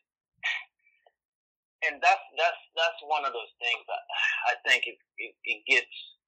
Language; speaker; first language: English; non-native, local second language; Swahili